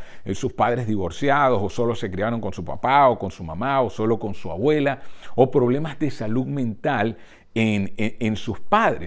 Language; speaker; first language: Spanish; native; Spanish